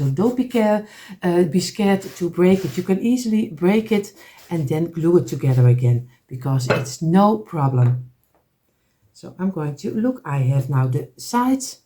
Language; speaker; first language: English; non-native, fluent; Dutch